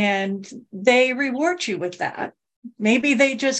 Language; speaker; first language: English; native; English